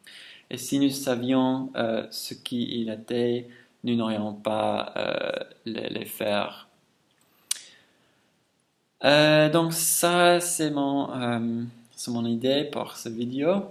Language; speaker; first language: French; non-native, fluent; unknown